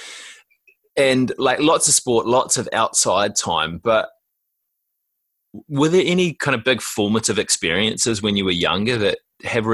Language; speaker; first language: English; native; English